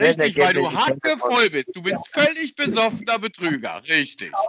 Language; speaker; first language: German; native; German